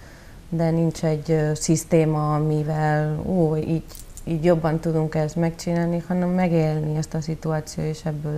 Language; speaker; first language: Hungarian; non-native, learner; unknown